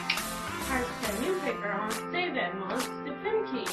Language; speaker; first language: French; non-native, learner; English